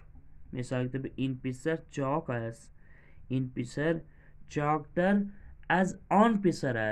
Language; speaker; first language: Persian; non-native, fluent; Urdu